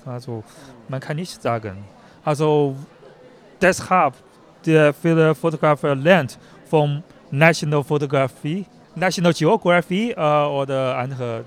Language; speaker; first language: German; non-native, learner; Chinese